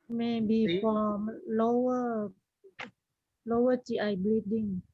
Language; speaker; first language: English; non-native, learner; Thai